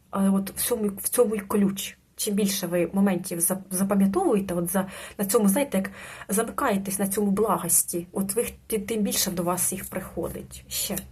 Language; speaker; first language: Ukrainian; non-native, local second language; Russian